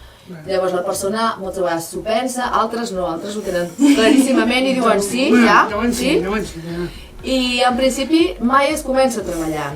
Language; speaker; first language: Catalan; native; Catalan